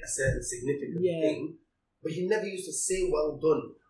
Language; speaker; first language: English; early bilingual, other home language; Cantonese